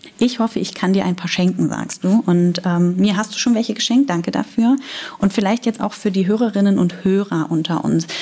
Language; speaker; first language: German; native; German